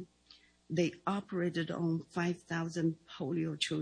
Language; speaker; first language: English; non-native, fluent; Chinese